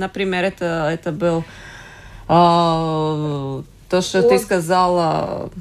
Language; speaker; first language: Russian; non-native, local second language; Latvian